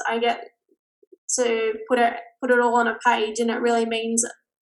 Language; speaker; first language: English; native; English